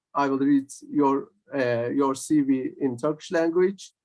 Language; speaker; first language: English; non-native, fluent; Turkish